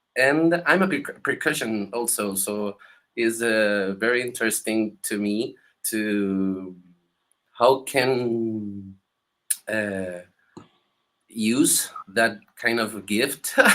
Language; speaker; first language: English; non-native, learner; Spanish